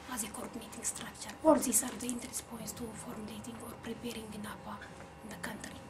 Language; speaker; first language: English; non-native, fluent; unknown